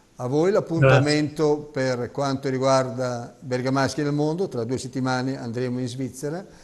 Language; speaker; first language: Italian; native; Italian